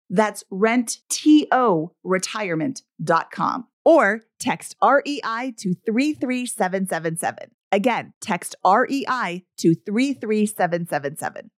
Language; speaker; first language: English; native; English